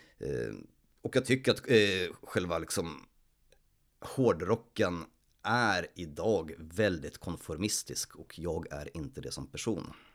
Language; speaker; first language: Swedish; early bilingual, other home language; Polish